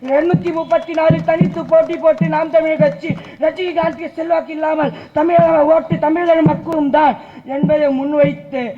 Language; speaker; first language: Tamil; non-native, local second language; Urdu